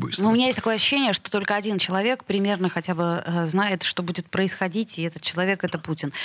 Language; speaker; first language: Russian; native; Russian